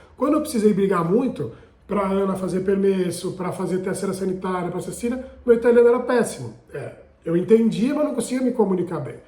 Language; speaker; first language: Portuguese; native; Portuguese